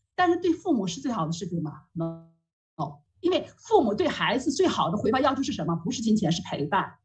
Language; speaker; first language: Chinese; native; Chinese